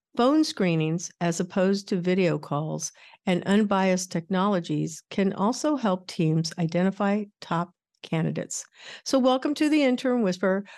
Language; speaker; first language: English; native; English